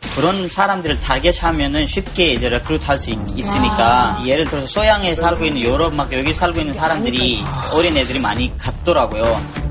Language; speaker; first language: Korean; non-native, fluent; Urdu